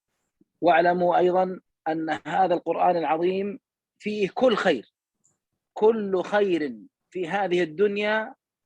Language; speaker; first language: Arabic; native; Arabic